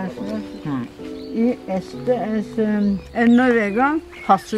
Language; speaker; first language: Spanish; non-native, learner; Norwegian